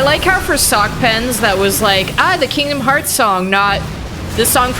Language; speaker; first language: English; native; English